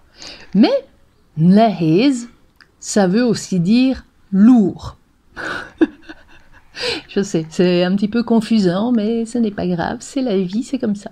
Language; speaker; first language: French; non-native, fluent; Hungarian